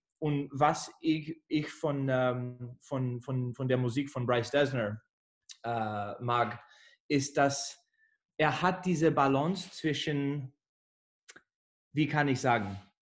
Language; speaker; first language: German; non-native, fluent; English